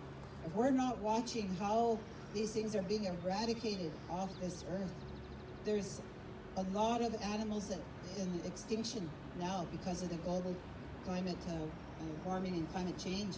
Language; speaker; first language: English; native; English